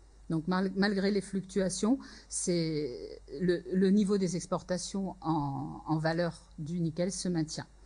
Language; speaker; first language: French; native; French